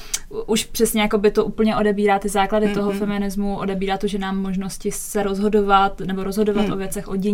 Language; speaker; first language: Czech; native; Czech